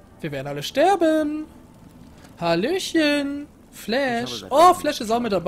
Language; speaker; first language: German; native; German